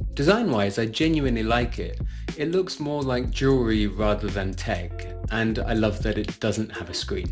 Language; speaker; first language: English; native; English